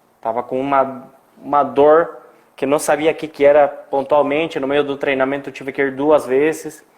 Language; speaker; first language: Portuguese; non-native, fluent; Spanish